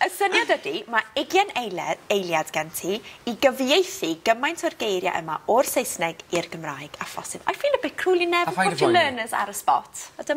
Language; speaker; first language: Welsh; native; Welsh